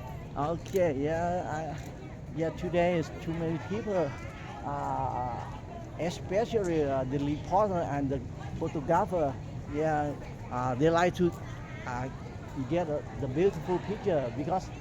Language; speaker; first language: English; non-native, learner; Thai